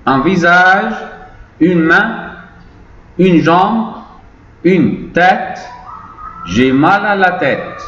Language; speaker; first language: French; non-native, fluent; Arabic